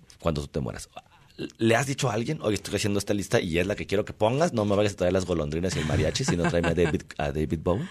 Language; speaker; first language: Spanish; native; Spanish